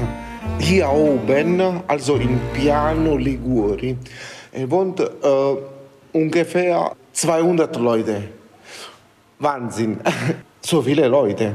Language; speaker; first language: German; non-native, learner; Italian